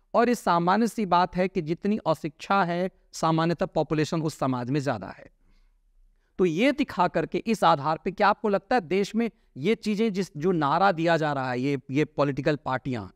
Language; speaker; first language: Hindi; native; Hindi